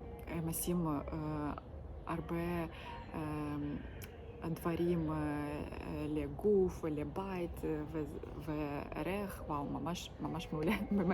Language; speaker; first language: Hebrew; non-native, learner; Ukrainian